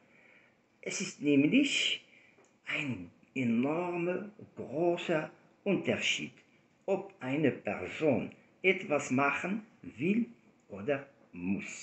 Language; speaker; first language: German; non-native, fluent; Arabic